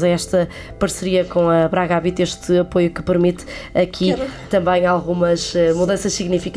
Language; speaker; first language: Portuguese; native; Portuguese